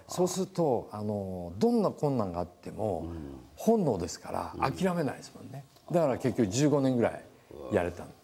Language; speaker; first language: Japanese; native; Japanese